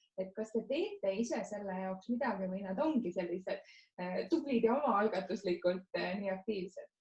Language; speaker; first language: Estonian; native; Estonian